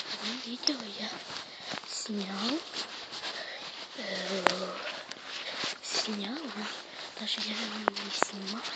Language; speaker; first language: Russian; non-native, local second language; Ukrainian